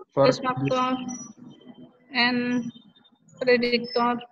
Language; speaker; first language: English; non-native, learner; Indonesian